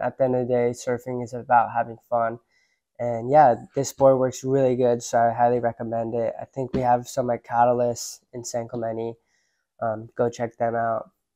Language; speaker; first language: English; early bilingual, other home language; Japanese